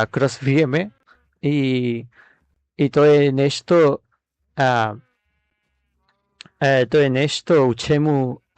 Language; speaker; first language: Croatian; non-native, learner; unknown